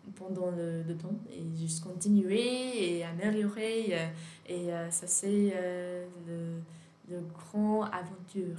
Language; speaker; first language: French; non-native, learner; English